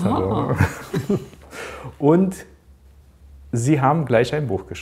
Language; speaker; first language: German; native; German